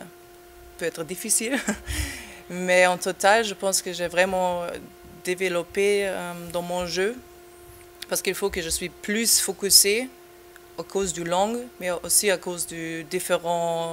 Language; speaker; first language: French; non-native, fluent; German